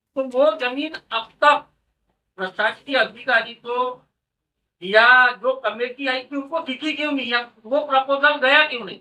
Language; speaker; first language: Hindi; non-native, local second language; Marathi